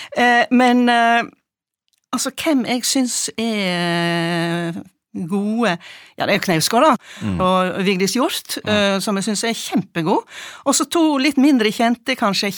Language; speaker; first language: Norwegian; native; Norwegian